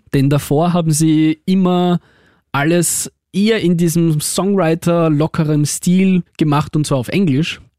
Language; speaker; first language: German; early bilingual, other home language; Russian